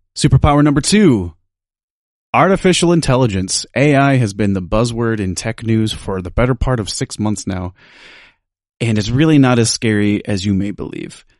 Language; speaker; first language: English; native; English